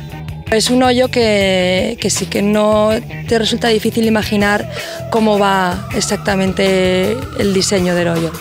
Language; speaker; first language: Spanish; native; Spanish